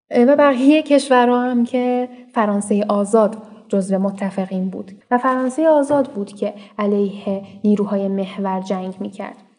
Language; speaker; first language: Persian; native; Persian